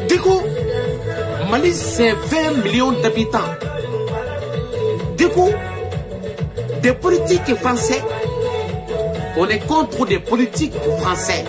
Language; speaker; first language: French; non-native, local second language; Bambara